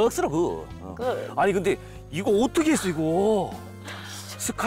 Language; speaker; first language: Korean; native; Korean